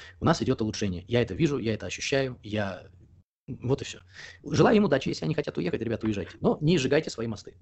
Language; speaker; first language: Russian; native; Russian